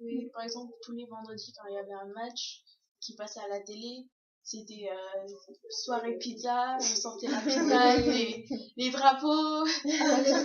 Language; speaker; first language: French; early bilingual, other home language; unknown